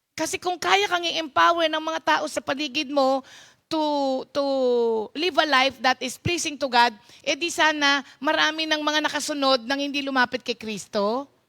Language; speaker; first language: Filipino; non-native, local second language; Pampanga